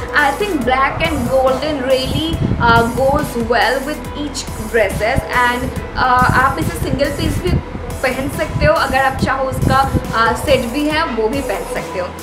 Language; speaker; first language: Hindi; non-native, local second language; Bangla